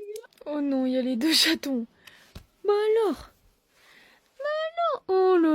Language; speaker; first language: French; native; French